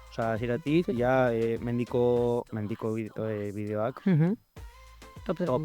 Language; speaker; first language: Basque; non-native, local second language; Spanish